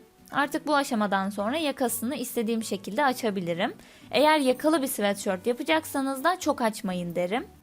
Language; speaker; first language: Turkish; native; Turkish